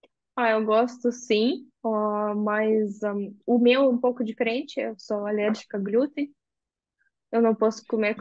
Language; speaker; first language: Portuguese; non-native, fluent; Russian